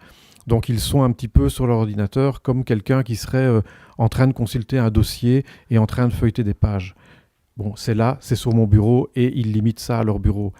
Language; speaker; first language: French; native; French